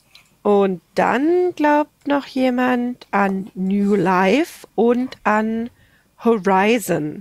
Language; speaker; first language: German; native; German